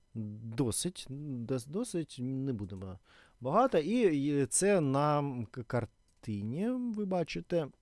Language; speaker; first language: Ukrainian; non-native, learner; Russian